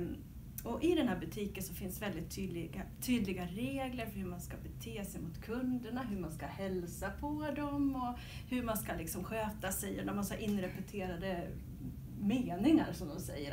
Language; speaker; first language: Swedish; native; Swedish